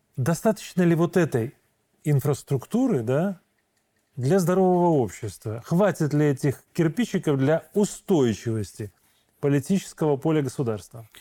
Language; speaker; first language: Russian; native; Russian